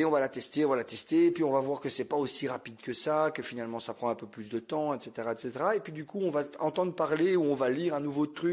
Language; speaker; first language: French; native; French